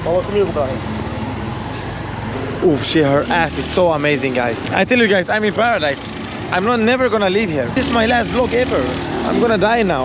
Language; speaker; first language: English; non-native, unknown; Swedish